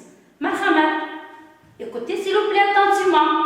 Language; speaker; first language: French; non-native, fluent; Uzbek